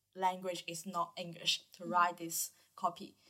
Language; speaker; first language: English; non-native, learner; Chinese